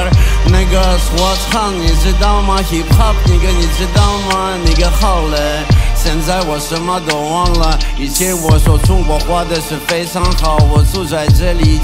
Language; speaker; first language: Chinese; non-native, learner; Russian